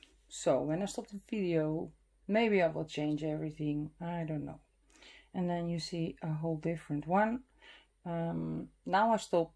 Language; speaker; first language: English; non-native, fluent; Dutch